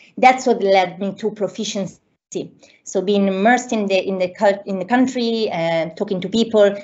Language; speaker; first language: English; non-native, fluent; Italian